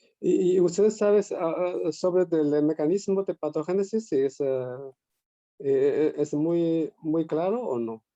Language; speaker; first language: Spanish; non-native, learner; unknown